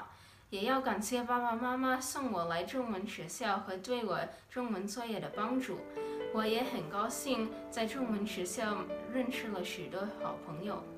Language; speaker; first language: Chinese; early bilingual, heritage; Chinese